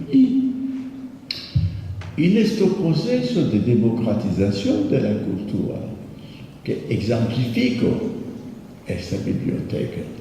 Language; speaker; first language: Spanish; non-native, fluent; French